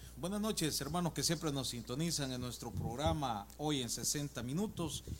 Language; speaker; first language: Spanish; native; Spanish